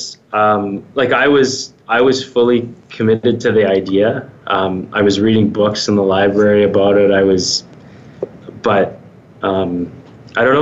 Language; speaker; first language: English; native; English